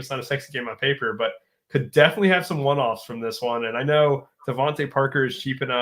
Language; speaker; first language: English; native; English